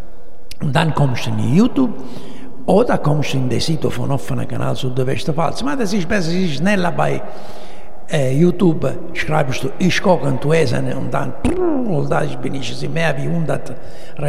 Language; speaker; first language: German; non-native, learner; Italian